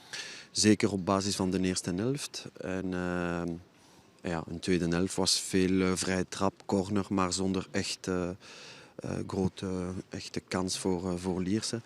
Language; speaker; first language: Dutch; non-native, fluent; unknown